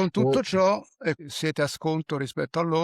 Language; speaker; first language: Italian; native; Italian